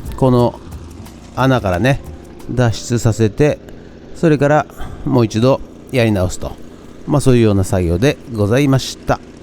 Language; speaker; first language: Japanese; native; Japanese